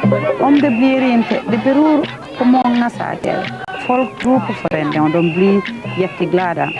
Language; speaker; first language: Swedish; non-native, fluent; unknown